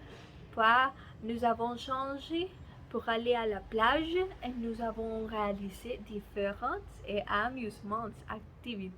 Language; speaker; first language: French; non-native, learner; Spanish